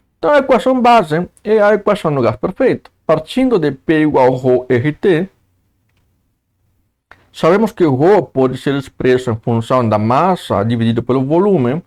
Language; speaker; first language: Portuguese; native; Portuguese